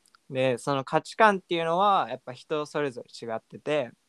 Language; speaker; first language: Japanese; native; Japanese